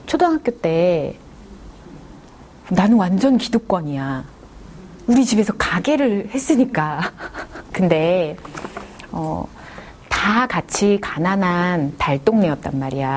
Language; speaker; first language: Korean; native; Korean